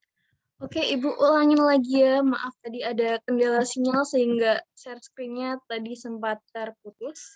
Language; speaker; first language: Indonesian; native; Indonesian